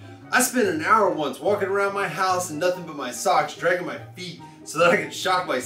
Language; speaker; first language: English; native; English